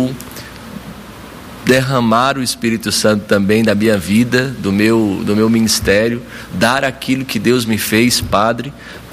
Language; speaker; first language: Portuguese; native; Portuguese